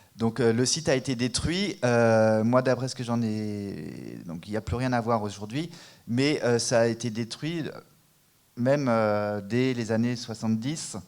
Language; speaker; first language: French; native; French